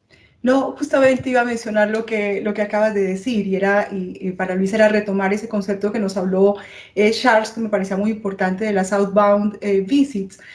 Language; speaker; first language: Spanish; native; Spanish